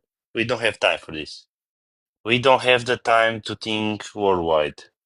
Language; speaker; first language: English; non-native, learner; Bulgarian